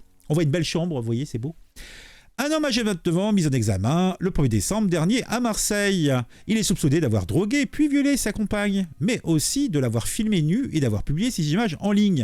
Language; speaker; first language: French; native; French